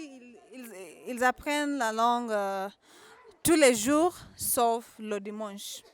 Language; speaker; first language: French; non-native, fluent; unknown